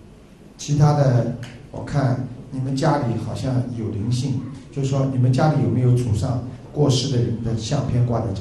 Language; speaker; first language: Chinese; native; Chinese